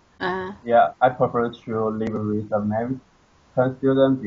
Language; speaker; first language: English; non-native, learner; Chinese